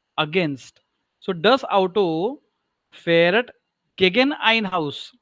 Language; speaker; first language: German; non-native, learner; Marathi